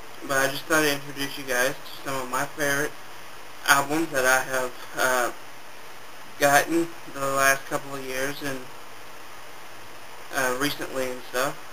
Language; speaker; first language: English; native; English